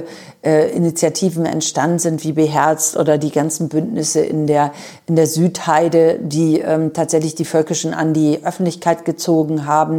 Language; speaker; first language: German; native; German